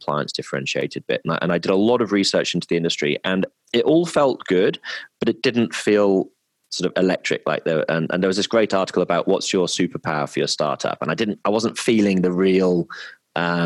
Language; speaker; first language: English; native; English